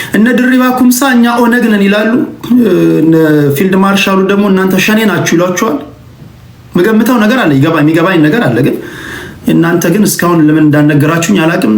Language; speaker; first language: Amharic; native; Amharic